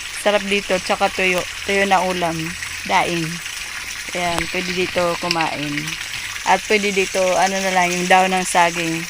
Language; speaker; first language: Filipino; native; Filipino